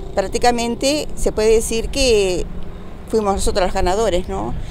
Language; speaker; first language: Spanish; native; Spanish